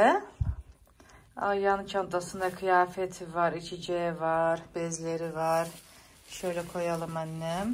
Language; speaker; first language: Turkish; early bilingual, heritage; Turkish